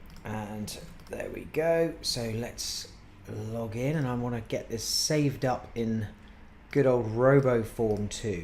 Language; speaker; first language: English; native; English